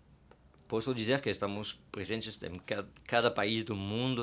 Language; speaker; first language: Portuguese; non-native, fluent; French